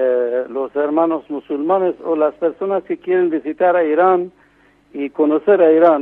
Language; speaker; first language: Spanish; non-native, fluent; Persian